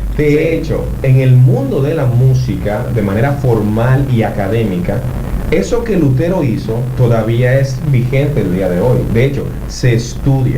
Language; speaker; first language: Spanish; native; Spanish